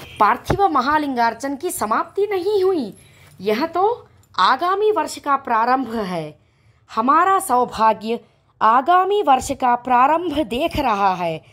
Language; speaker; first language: Hindi; non-native, local second language; Telugu